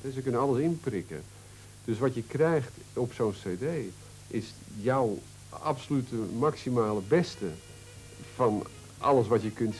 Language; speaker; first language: Dutch; native; Dutch